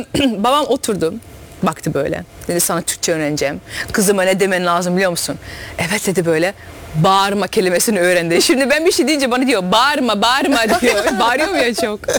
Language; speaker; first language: Turkish; early bilingual, heritage; Dutch